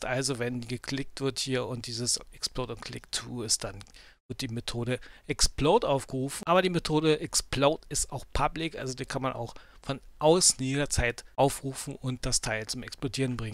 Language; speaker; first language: German; native; German